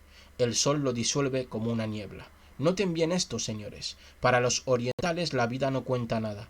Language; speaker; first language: Spanish; native; Spanish